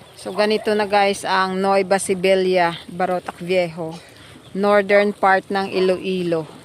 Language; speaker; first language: Filipino; non-native, local second language; Hiligaynon